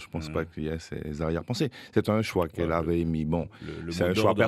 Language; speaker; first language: French; native; French